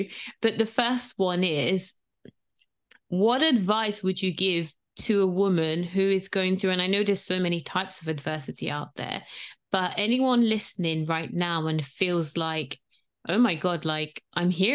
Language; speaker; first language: English; non-native, local second language; Yoruba